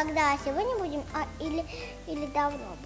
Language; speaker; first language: Russian; non-native, learner; Tajik